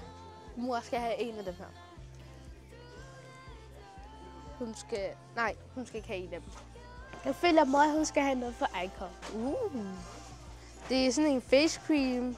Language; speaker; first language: Danish; early bilingual, other home language; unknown